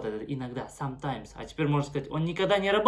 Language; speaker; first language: Russian; non-native, local second language; Kazakh